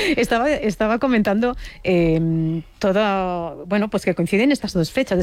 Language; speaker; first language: Spanish; native; Spanish